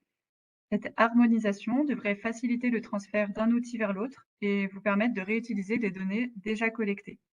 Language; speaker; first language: French; native; French